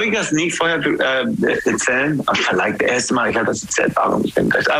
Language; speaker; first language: German; non-native, learner; English